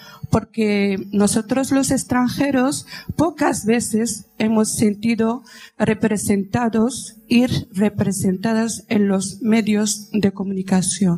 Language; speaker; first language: Spanish; non-native, fluent; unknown